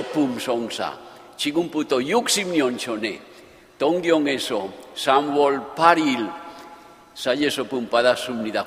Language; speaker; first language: Korean; non-native, fluent; Japanese